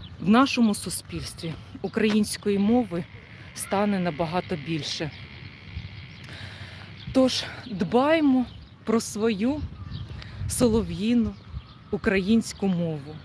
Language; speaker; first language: Ukrainian; non-native, local second language; Russian